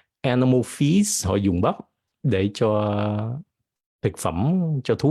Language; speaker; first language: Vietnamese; early bilingual, heritage; Vietnamese